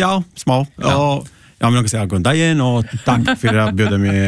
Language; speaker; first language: Icelandic; non-native, learner; Italian